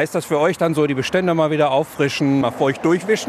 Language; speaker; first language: German; native; German